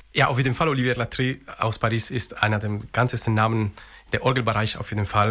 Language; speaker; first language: German; non-native, fluent; Italian